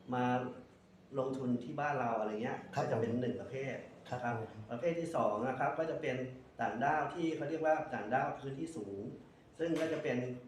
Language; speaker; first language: Thai; native; Thai